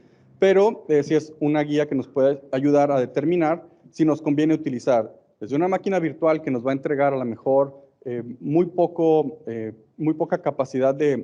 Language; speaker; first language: Spanish; native; Spanish